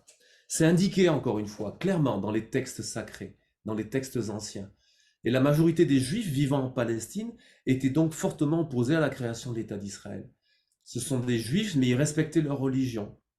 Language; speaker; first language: French; native; French